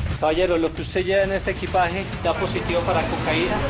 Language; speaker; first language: Spanish; native; Spanish